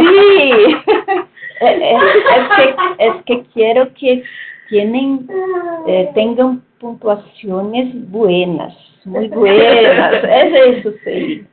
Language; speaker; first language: Spanish; non-native, fluent; Portuguese